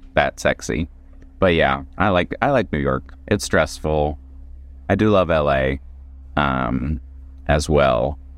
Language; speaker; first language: English; native; English